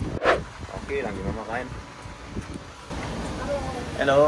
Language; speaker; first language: German; native; German